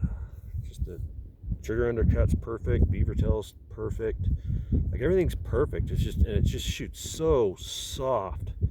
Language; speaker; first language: English; native; English